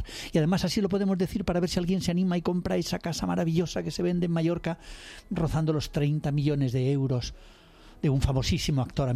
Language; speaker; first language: Spanish; native; Spanish